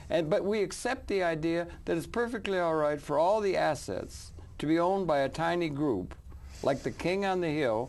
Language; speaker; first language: English; native; English